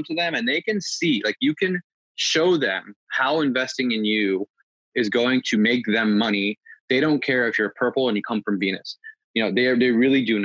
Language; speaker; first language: English; native; English